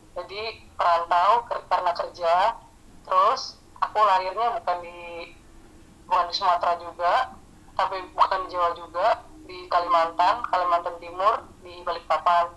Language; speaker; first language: Indonesian; native; Indonesian